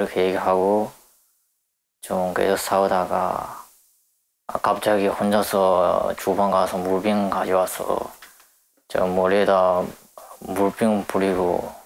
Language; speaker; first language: Korean; non-native, learner; Chinese